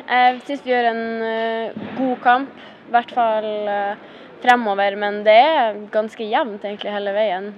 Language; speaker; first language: Norwegian; native; Norwegian